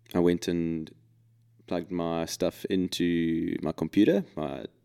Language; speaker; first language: English; native; English